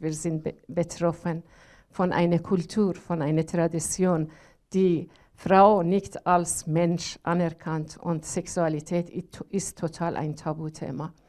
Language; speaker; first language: German; non-native, learner; Persian